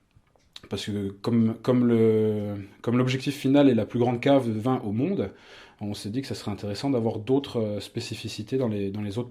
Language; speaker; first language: French; native; French